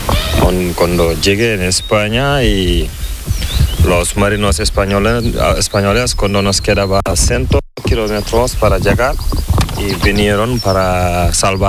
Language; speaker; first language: Spanish; non-native, learner; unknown